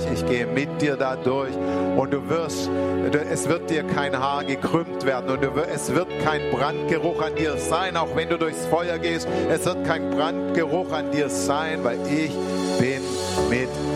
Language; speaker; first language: German; native; German